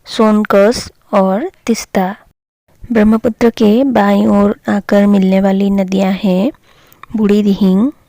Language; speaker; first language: Hindi; non-native, local second language; Assamese